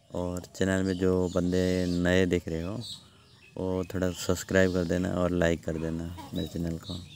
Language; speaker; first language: Hindi; non-native, local second language; Odia